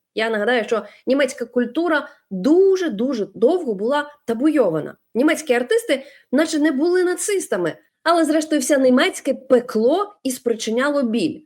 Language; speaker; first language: Ukrainian; non-native, local second language; Russian